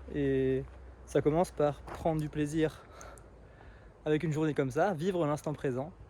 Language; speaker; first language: French; native; French